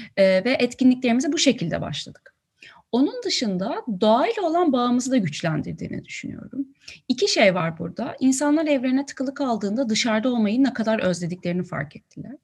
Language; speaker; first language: Turkish; native; Turkish